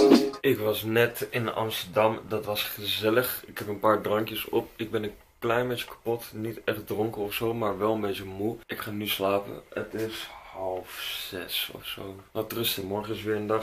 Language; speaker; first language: Dutch; native; Dutch